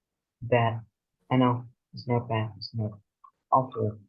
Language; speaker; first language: English; non-native, learner; Vietnamese